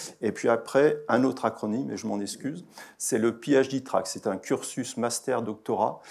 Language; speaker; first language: French; native; French